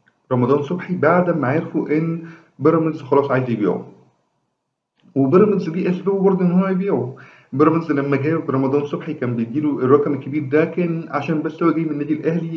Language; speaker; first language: Arabic; native; Arabic